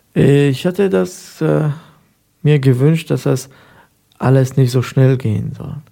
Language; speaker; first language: German; non-native, fluent; Persian